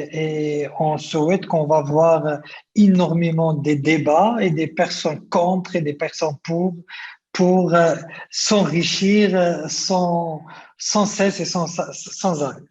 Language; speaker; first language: French; non-native, local second language; Arabic